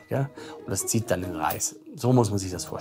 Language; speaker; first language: German; native; German